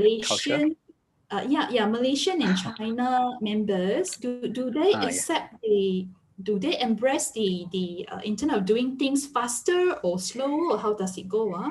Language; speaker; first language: English; non-native, local second language; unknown